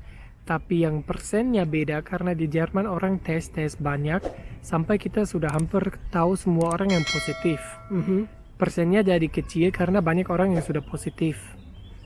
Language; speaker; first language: Indonesian; non-native, fluent; German